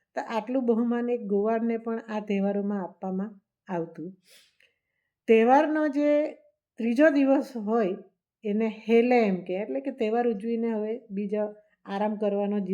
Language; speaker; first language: Gujarati; non-native, local second language; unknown